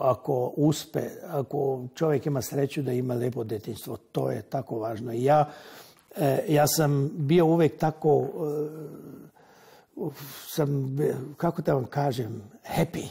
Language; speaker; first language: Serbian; non-native, local second language; Hungarian